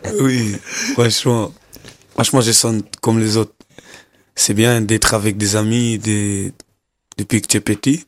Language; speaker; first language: French; non-native, learner; Kabuverdianu